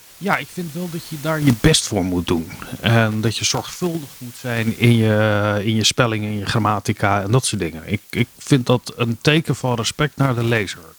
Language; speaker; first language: Dutch; native; Dutch